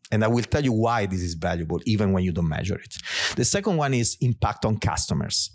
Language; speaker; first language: English; non-native, fluent; Italian